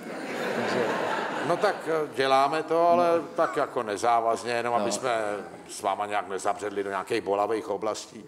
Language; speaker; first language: Czech; native; Czech